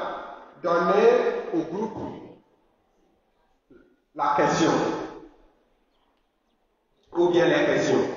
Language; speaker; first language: French; non-native, fluent; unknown